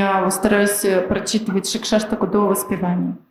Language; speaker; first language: Russian; native; Russian